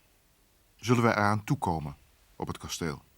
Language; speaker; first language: Dutch; native; Dutch